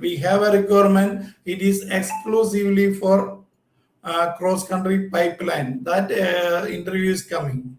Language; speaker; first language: English; non-native, local second language; Malayalam